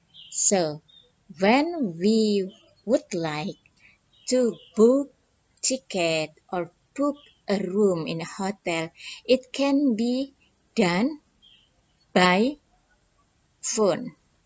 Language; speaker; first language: English; non-native, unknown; Indonesian